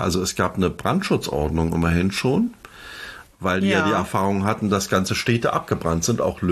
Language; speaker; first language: German; native; German